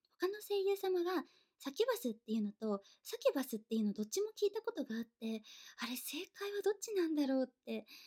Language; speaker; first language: Japanese; native; Japanese